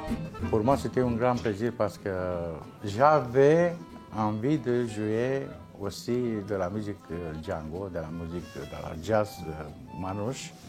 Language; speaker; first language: French; non-native, learner; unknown